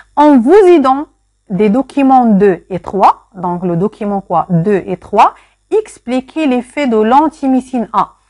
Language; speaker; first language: French; non-native, local second language; Arabic